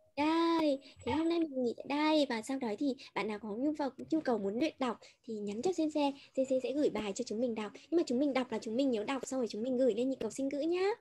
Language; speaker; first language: Vietnamese; native; Vietnamese